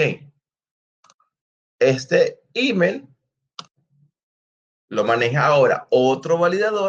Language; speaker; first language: Spanish; native; Spanish